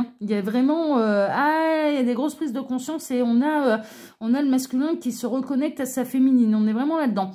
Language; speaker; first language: French; native; French